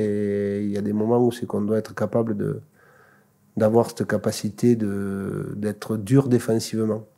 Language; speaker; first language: French; native; French